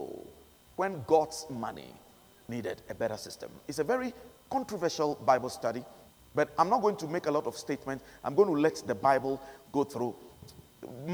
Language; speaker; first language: English; non-native, local second language; Akan